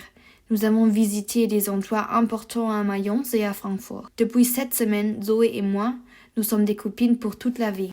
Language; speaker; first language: French; non-native, learner; German